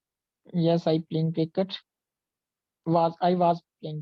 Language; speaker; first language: English; non-native, learner; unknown